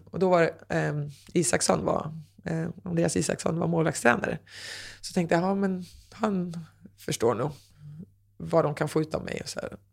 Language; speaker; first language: Swedish; native; Swedish